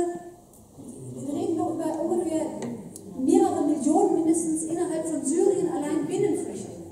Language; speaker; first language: German; native; German